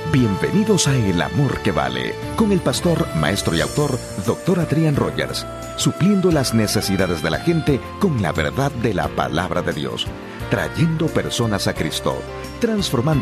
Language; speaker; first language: Spanish; native; Spanish